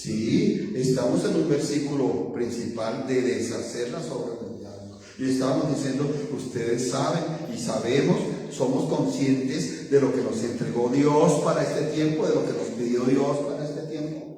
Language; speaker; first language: Spanish; native; Spanish